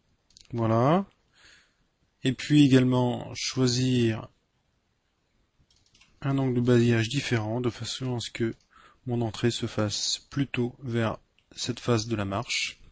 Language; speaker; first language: French; native; French